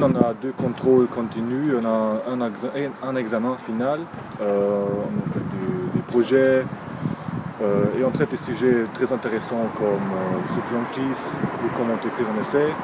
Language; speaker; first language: French; non-native, fluent; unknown